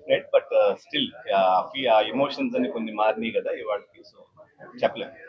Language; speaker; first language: Telugu; native; Telugu